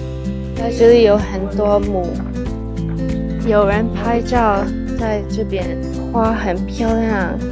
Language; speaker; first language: Chinese; non-native, learner; English